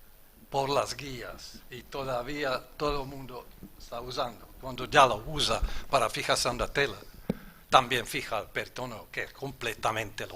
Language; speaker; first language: Spanish; non-native, fluent; German